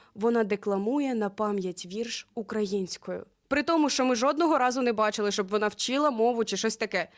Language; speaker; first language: Ukrainian; native; Ukrainian